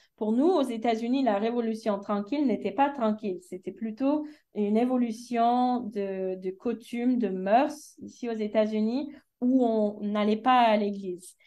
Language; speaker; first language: French; early bilingual, heritage; French